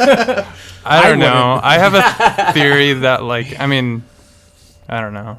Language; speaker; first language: English; native; English